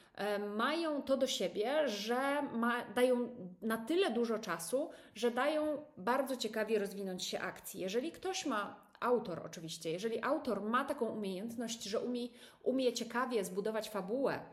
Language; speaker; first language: Polish; native; Polish